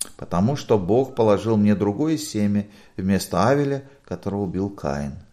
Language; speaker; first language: Russian; non-native, local second language; Latvian